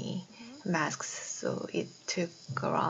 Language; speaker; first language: English; non-native, fluent; Korean